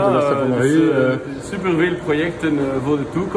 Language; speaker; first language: Dutch; non-native, local second language; French